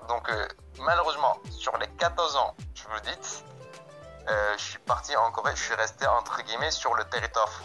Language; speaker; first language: French; non-native, fluent; Korean